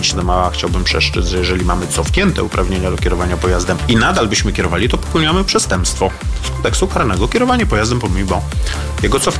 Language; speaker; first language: Polish; native; Polish